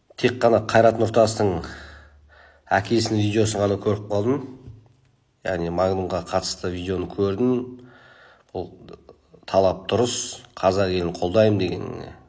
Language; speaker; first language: Kazakh; native; Kazakh